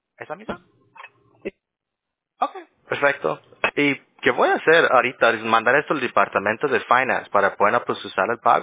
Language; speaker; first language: Spanish; early bilingual, heritage; English